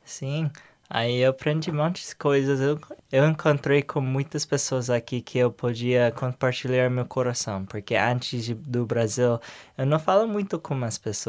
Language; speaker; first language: Portuguese; non-native, learner; English